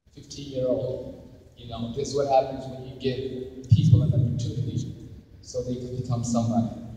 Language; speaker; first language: English; non-native, fluent; Somali